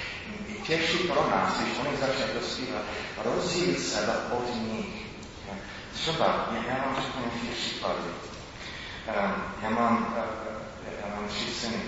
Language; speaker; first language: Czech; non-native, fluent; English